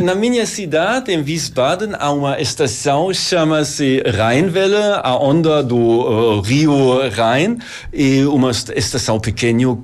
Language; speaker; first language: Portuguese; non-native, learner; German